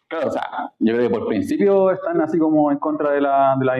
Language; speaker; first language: Spanish; native; Spanish